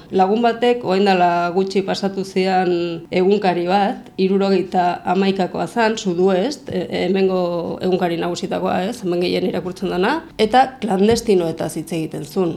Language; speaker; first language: Basque; native; Basque